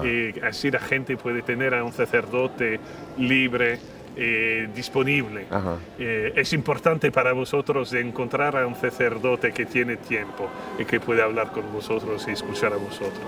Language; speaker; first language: Spanish; non-native, fluent; French